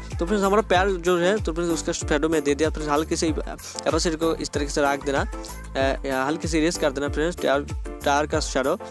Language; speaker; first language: Hindi; non-native, local second language; Bangla